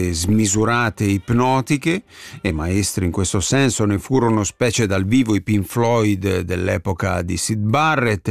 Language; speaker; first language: Italian; native; Italian